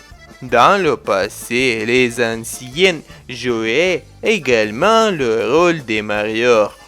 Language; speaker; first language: French; non-native, fluent; Ukrainian